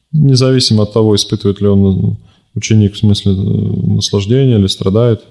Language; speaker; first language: Russian; native; Russian